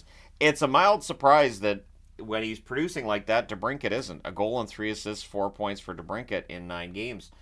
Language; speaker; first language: English; native; English